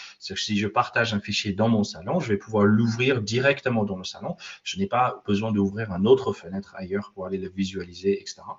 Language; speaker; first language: French; non-native, fluent; English